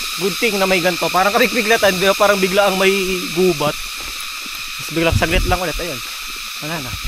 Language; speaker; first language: Filipino; native; Filipino